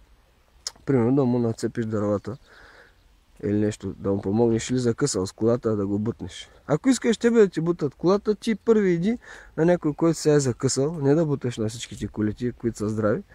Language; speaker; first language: Bulgarian; native; Bulgarian